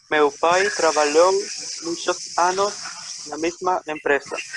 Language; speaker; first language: Portuguese; non-native, learner; Spanish